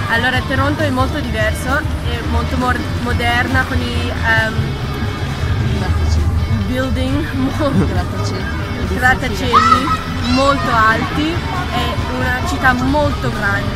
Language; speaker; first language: Italian; non-native, fluent; English